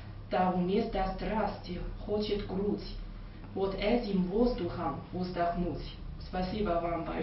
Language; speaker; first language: Russian; non-native, learner; Chinese